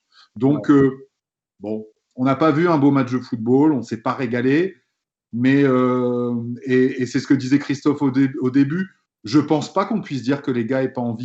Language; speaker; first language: French; native; French